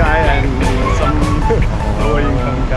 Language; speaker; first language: English; non-native, learner; Cantonese